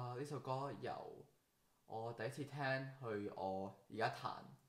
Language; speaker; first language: Cantonese; early bilingual, heritage; Cantonese